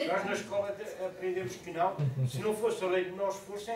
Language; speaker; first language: Portuguese; native; Portuguese